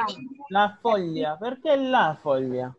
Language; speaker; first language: Italian; non-native, learner; Spanish